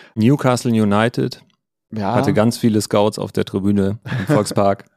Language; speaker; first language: German; native; German